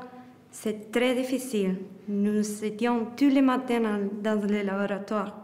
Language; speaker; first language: French; non-native, learner; Spanish